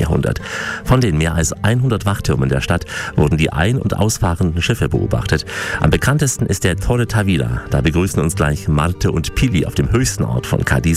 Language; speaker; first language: German; native; German